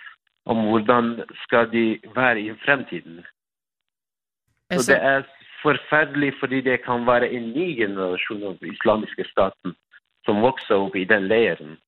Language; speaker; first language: Danish; non-native, fluent; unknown